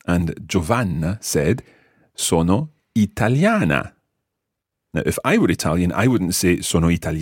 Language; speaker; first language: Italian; non-native, fluent; English